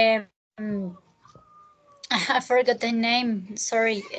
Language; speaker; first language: English; non-native, fluent; Spanish